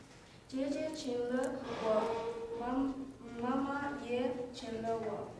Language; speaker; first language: Chinese; non-native, learner; Mongolian